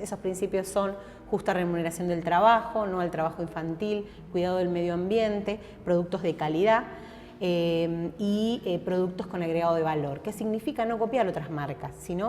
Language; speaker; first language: Spanish; native; Spanish